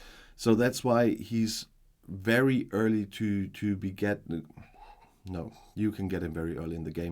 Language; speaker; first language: English; non-native, fluent; German